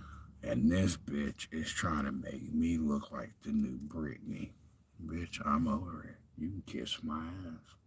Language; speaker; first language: English; native; English